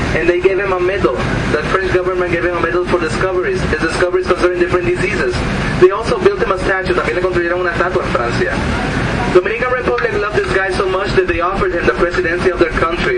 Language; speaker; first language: English; non-native, local second language; Spanish